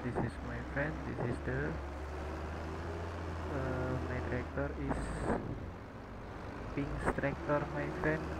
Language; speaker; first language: English; non-native, learner; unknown